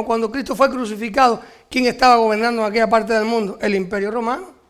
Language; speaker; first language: Spanish; native; Spanish